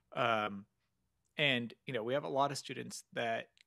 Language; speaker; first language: English; native; English